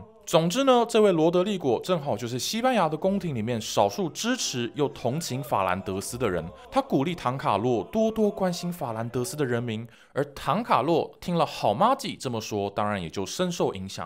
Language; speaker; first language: Chinese; native; Chinese